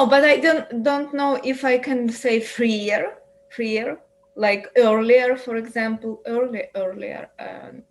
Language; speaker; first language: English; non-native, learner; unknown